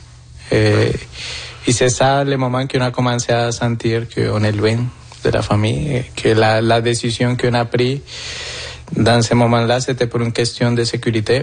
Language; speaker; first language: French; non-native, fluent; Spanish